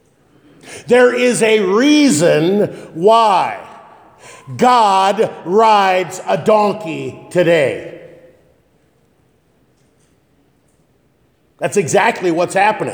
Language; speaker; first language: English; native; English